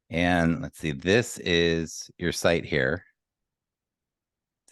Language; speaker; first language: English; native; English